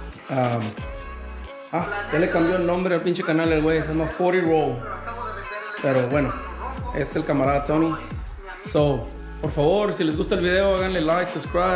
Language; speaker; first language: Spanish; native; Spanish